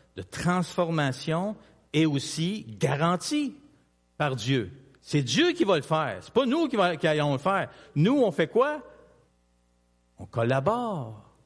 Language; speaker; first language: French; native; French